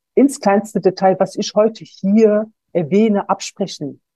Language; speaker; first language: German; native; German